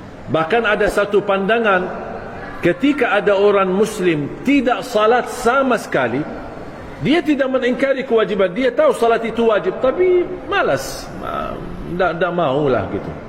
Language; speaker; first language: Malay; non-native, fluent; Arabic